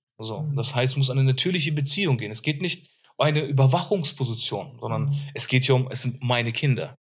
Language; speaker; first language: German; early bilingual, other home language; Arabic